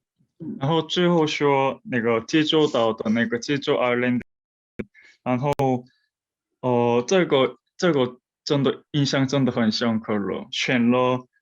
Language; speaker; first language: Chinese; non-native, fluent; Korean